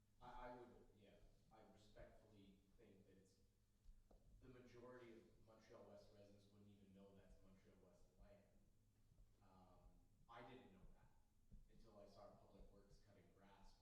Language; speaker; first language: English; native; English